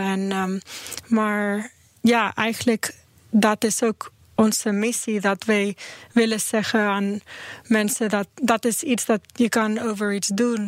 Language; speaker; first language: Dutch; non-native, learner; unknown